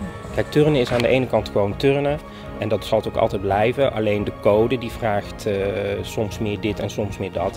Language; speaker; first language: Dutch; native; Dutch